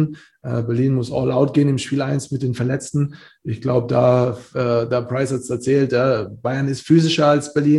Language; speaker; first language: German; native; German